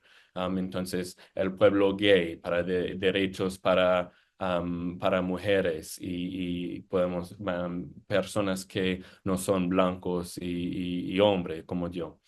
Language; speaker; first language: Spanish; non-native, fluent; English